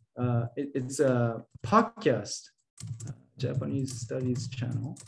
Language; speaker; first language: English; non-native, fluent; Japanese